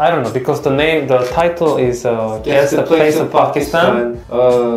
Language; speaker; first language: English; non-native, learner; Korean